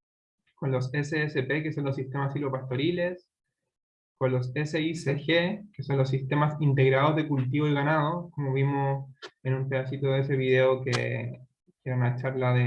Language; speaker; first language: Spanish; native; Spanish